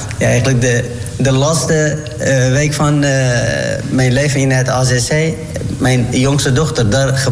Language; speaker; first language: Dutch; non-native, learner; Turkish